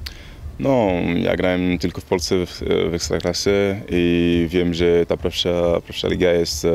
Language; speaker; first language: Polish; non-native, learner; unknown